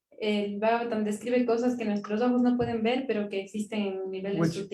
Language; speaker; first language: Spanish; native; Spanish